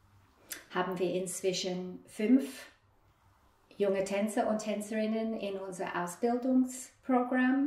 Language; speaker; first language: German; non-native, fluent; English